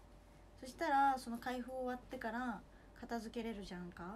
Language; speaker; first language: Japanese; native; Japanese